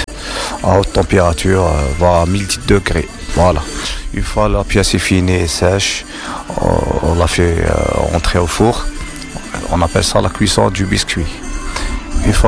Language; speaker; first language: French; non-native, local second language; Arabic